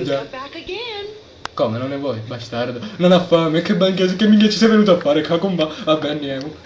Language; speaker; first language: Italian; native; Italian